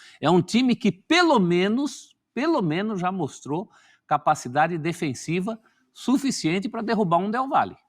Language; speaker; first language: Portuguese; native; Portuguese